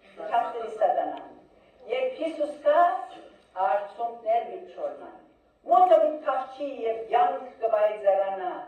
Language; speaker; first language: Armenian; early bilingual, heritage; Armenian